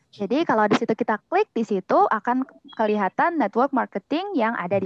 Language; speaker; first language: Indonesian; native; Indonesian